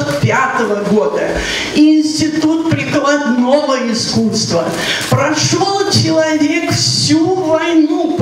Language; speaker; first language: Russian; native; Russian